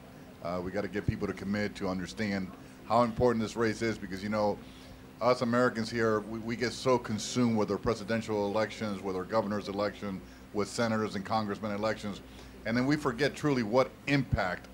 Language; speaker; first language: English; native; English